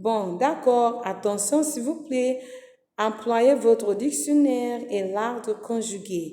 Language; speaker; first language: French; non-native, fluent; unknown